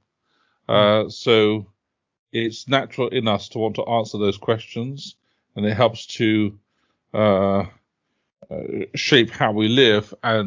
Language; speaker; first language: English; native; English